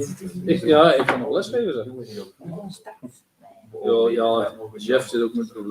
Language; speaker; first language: Dutch; native; Dutch